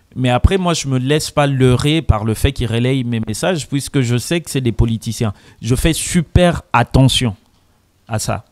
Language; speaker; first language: French; non-native, local second language; Lingala